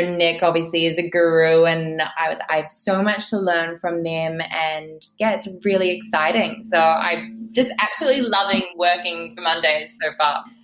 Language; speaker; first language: English; native; English